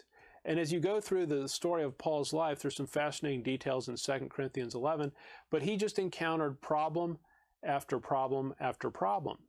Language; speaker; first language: English; native; English